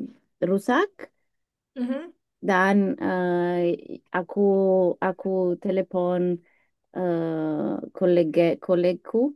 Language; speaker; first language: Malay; non-native, learner; German